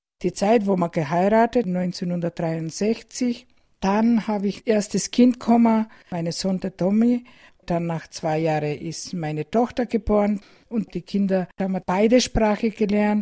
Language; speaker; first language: German; non-native, learner; Macedonian